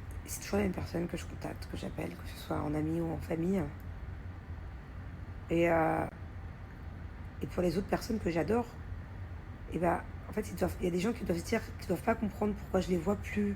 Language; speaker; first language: French; native; French